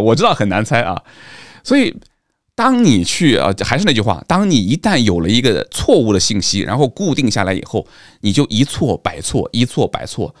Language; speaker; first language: Chinese; native; Chinese